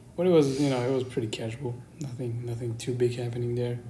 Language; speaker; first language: English; non-native, fluent; Persian